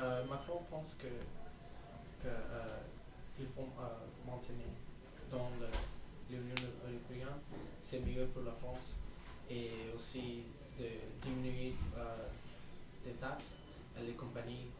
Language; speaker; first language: French; non-native, learner; English